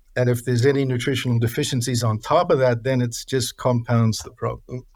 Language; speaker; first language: English; native; English